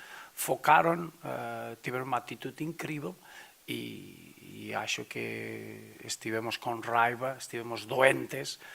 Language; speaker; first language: Portuguese; non-native, fluent; Spanish